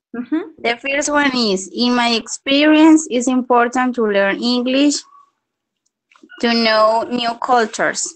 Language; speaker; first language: English; non-native, learner; Spanish